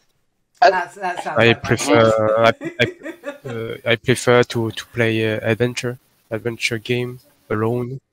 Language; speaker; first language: English; non-native, learner; French